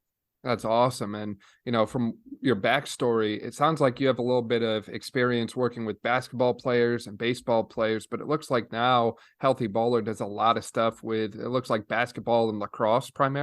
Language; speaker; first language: English; native; English